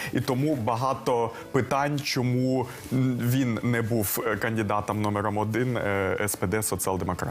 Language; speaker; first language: Ukrainian; non-native, local second language; Russian